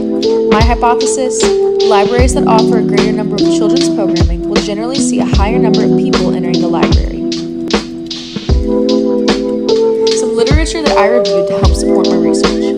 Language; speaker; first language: English; native; English